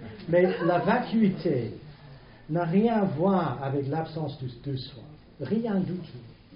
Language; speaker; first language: French; non-native, fluent; English